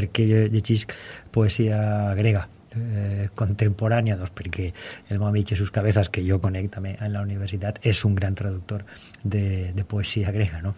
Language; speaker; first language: Catalan; non-native, local second language; Spanish